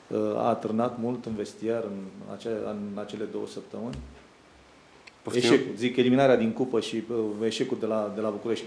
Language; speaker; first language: Romanian; native; Romanian